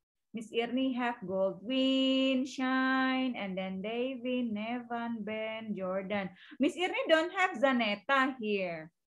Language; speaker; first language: English; non-native, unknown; Indonesian